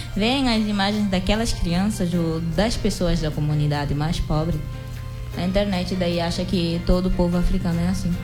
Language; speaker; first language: Portuguese; non-native, local second language; Upper Guinea Crioulo